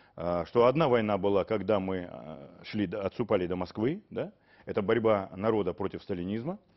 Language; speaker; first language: Russian; native; Russian